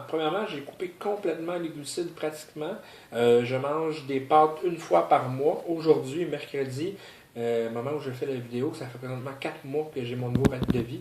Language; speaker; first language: French; native; French